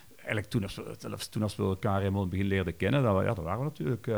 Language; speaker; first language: Dutch; native; Dutch